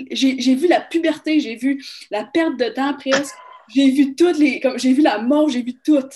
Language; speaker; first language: French; native; French